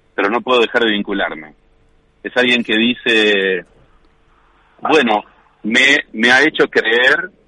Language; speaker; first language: Spanish; native; Spanish